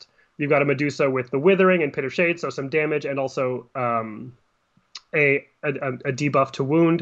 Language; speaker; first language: English; native; English